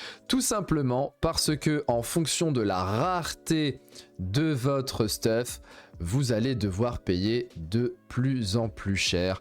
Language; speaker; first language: French; native; French